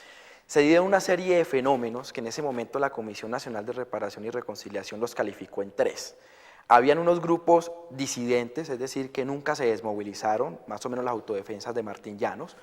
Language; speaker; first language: Spanish; native; Spanish